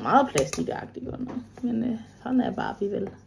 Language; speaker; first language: Danish; native; Danish